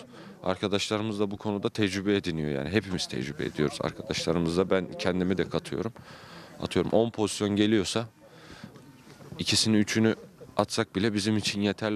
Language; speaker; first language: Turkish; native; Turkish